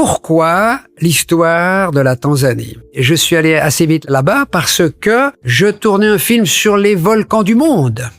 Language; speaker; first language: French; native; French